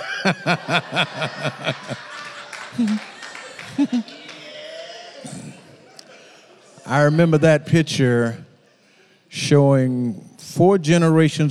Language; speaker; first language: English; native; English